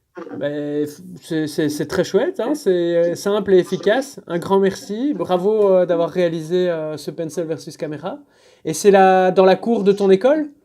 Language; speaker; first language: French; native; French